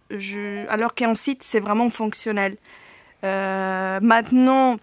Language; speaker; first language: French; non-native, fluent; Italian